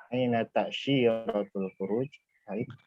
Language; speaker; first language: Arabic; non-native, fluent; Indonesian